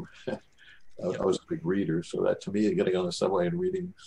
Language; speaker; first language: English; native; English